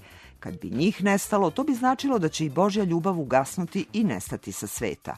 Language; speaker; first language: Serbian; native; Serbian